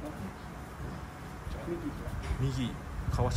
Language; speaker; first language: Japanese; native; Japanese